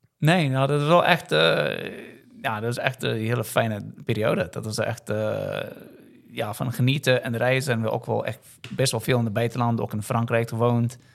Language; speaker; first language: Dutch; non-native, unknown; English